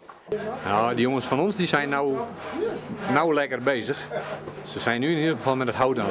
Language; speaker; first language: Dutch; native; Dutch